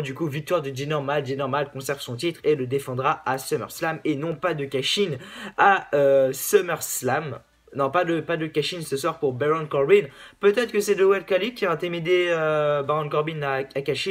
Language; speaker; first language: French; native; French